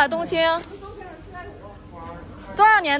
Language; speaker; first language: Chinese; native; Chinese